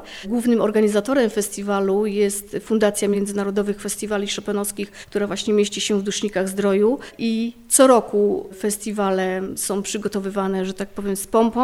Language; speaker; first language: Polish; native; Polish